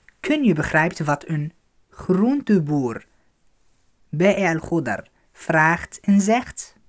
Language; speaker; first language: Dutch; non-native, fluent; Arabic